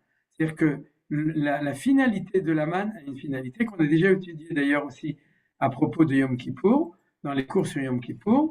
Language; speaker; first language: French; native; French